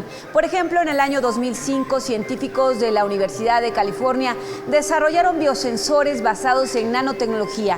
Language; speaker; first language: Spanish; native; Spanish